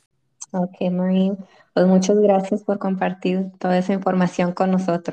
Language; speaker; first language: Spanish; early bilingual, heritage; Spanish